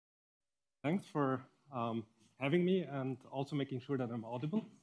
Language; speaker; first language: English; non-native, fluent; German